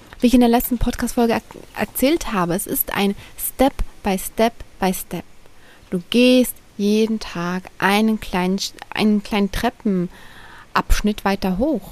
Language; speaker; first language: German; native; German